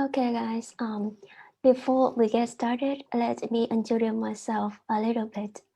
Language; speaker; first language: English; non-native, learner; Vietnamese